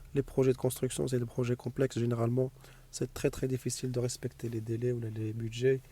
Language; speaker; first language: French; non-native, local second language; Arabic